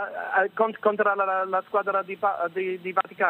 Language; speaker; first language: Italian; non-native, learner; English